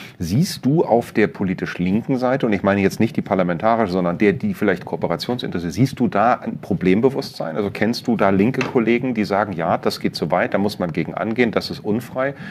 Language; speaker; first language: German; native; German